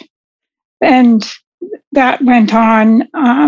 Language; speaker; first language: English; native; English